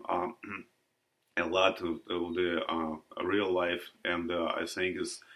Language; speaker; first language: English; non-native, learner; Russian